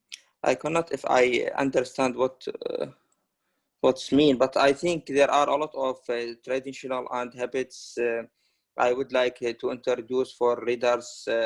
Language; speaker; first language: English; non-native, learner; Arabic